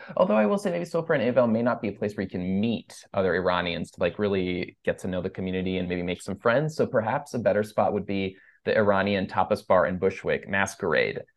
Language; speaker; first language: English; early bilingual, other home language; Persian